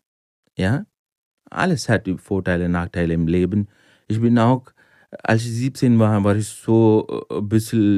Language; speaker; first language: German; non-native, fluent; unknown